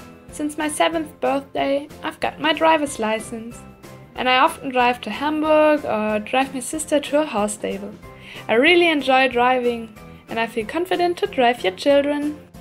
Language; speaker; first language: English; non-native, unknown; German